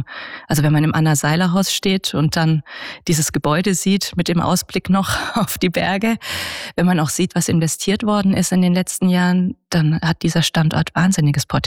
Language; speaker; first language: German; native; German